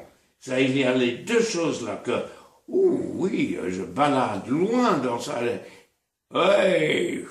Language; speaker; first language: French; non-native, fluent; English